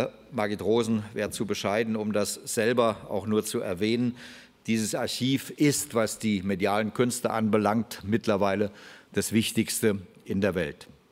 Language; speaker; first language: German; native; German